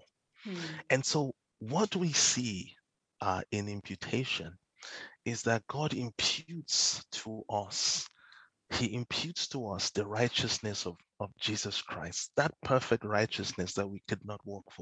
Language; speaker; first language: English; non-native, local second language; Yoruba